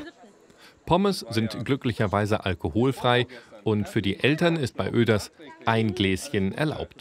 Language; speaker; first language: German; native; German